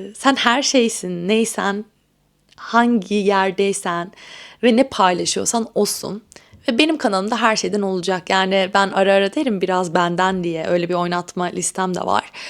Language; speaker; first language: Turkish; native; Turkish